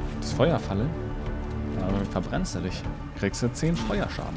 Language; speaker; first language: German; native; German